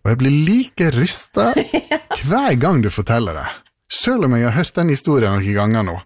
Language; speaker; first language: Norwegian; native; Norwegian